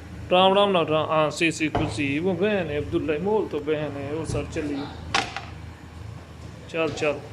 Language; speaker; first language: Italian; non-native, learner; Punjabi